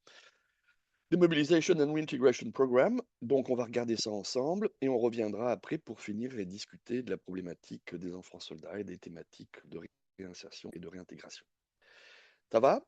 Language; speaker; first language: French; native; French